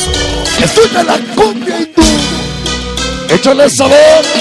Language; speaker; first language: Spanish; native; Spanish